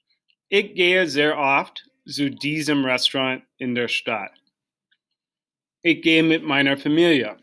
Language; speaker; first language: German; non-native, learner; English